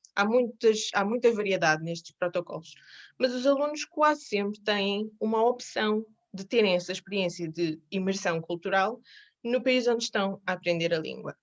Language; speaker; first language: Portuguese; native; Portuguese